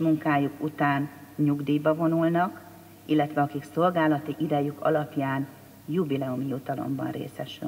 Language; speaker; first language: Hungarian; native; Hungarian